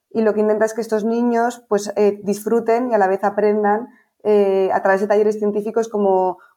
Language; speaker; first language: Spanish; native; Spanish